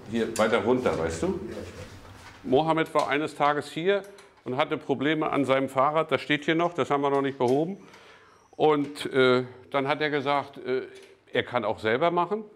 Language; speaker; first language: German; native; German